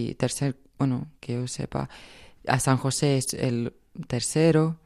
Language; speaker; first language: Spanish; non-native, fluent; Croatian